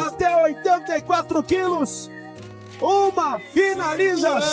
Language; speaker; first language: Portuguese; native; Portuguese